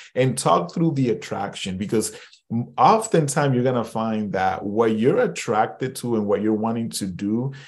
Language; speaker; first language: English; early bilingual, other home language; Spanish